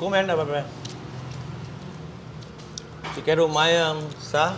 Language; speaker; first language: Portuguese; non-native, learner; Vietnamese